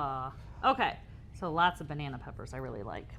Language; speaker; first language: English; native; English